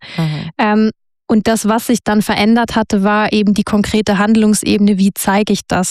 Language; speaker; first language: German; native; German